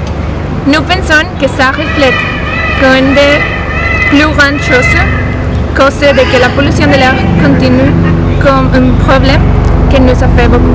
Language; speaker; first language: French; non-native, learner; Spanish